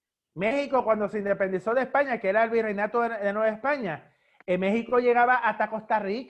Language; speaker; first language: Spanish; native; Spanish